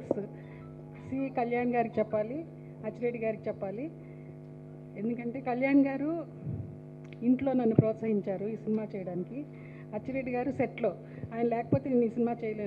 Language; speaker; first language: Telugu; non-native, learner; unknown